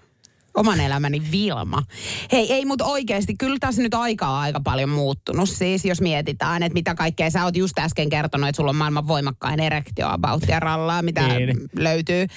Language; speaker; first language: Finnish; native; Finnish